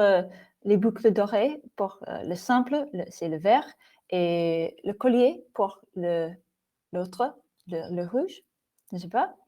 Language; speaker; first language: French; non-native, fluent; English